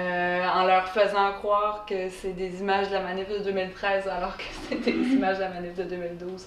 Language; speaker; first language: French; native; French